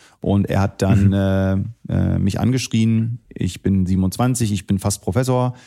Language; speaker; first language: German; early bilingual, other home language; Arabic